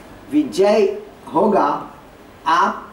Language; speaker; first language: Hindi; non-native, learner; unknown